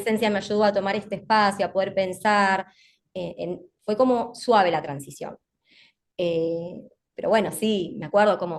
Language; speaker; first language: Spanish; native; Spanish